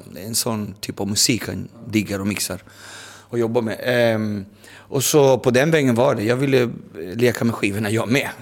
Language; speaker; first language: Swedish; early bilingual, other home language; Spanish